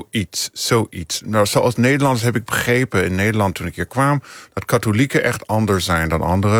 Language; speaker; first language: Dutch; non-native, fluent; English